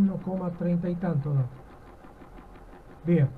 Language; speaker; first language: Spanish; native; Spanish